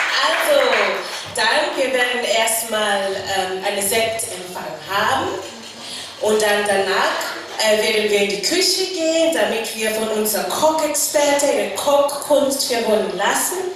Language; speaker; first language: German; non-native, fluent; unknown